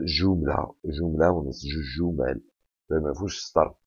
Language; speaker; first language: French; non-native, local second language; Arabic